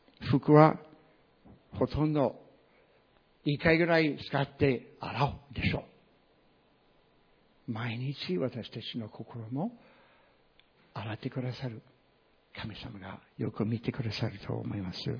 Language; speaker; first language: Japanese; non-native, fluent; English